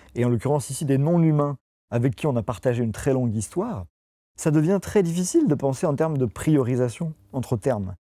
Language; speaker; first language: French; native; French